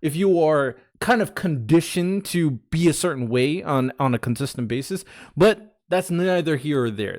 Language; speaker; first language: English; native; English